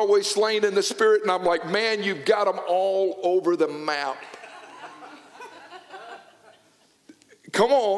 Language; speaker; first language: English; native; English